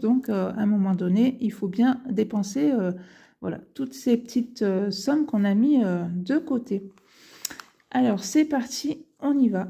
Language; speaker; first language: French; native; French